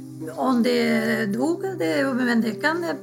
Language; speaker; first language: Swedish; non-native, fluent; Spanish